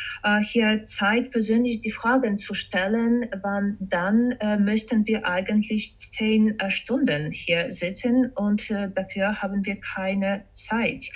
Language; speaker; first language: German; non-native, fluent; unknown